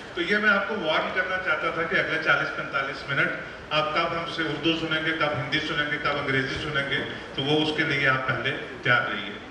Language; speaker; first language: Hindi; non-native, local second language; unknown